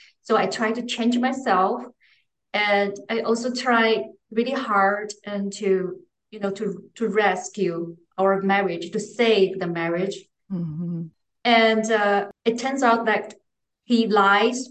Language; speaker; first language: English; non-native, fluent; Chinese